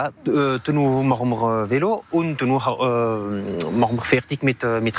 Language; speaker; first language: German; non-native, local second language; French